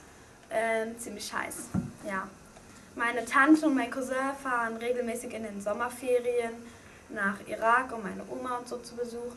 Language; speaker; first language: German; early bilingual, other home language; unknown